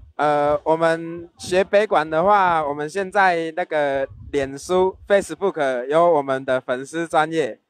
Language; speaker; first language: Chinese; native; Chinese